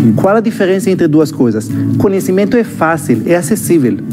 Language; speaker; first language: Portuguese; non-native, fluent; Hebrew